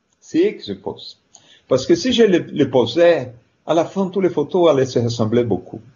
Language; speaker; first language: French; non-native, fluent; Portuguese